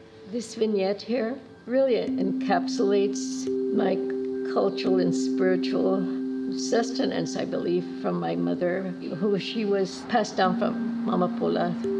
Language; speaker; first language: English; early bilingual, other home language; Spanish